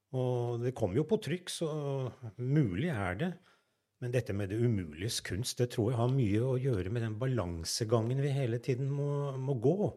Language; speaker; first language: Norwegian; native; Norwegian